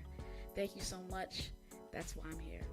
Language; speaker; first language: English; native; English